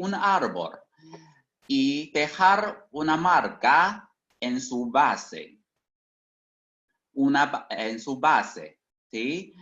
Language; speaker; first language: Spanish; non-native, fluent; Chinese